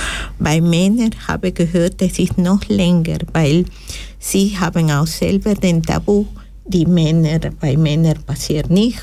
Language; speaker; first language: German; non-native, learner; Spanish